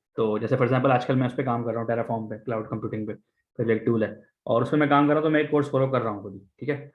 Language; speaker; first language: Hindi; native; Hindi